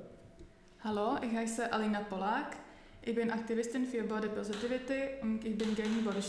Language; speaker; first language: German; non-native, learner; Czech